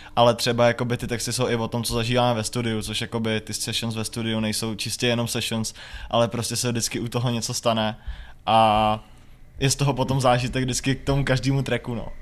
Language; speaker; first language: Czech; native; Czech